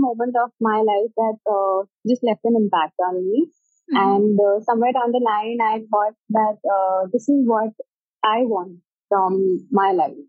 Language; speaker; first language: English; non-native, local second language; Hindi